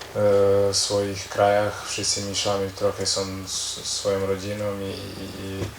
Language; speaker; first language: Polish; non-native, learner; Croatian